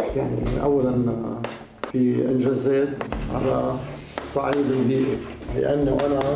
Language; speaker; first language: Arabic; native; Arabic